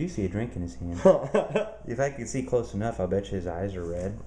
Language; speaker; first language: English; native; English